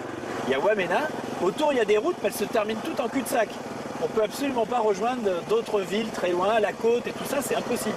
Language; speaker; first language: French; native; French